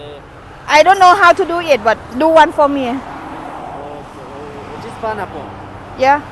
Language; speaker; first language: English; non-native, learner; Thai